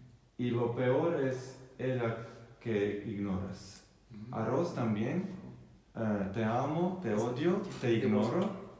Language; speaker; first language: Spanish; non-native, fluent; Croatian